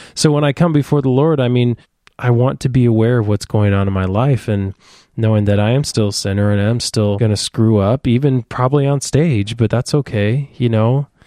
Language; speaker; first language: English; native; English